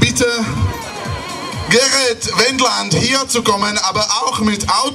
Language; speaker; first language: German; non-native, learner; Slovak